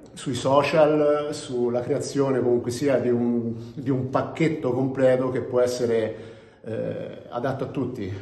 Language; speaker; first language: Italian; native; Italian